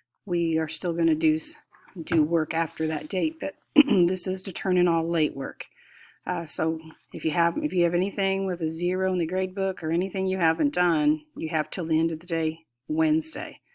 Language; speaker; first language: English; native; English